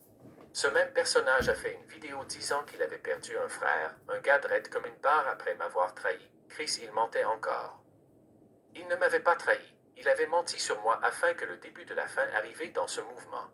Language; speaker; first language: French; native; French